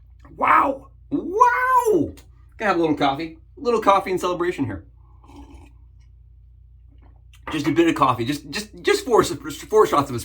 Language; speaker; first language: English; native; English